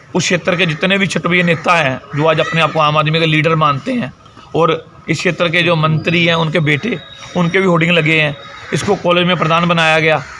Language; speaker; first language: Hindi; non-native, local second language; Punjabi